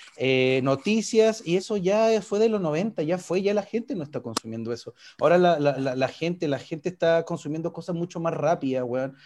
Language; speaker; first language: Spanish; native; Spanish